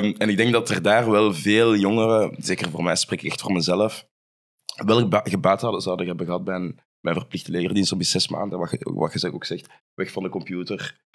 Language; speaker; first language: Dutch; early bilingual, other home language; Rundi